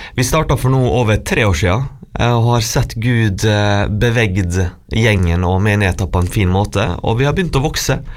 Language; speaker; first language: Norwegian; native; Norwegian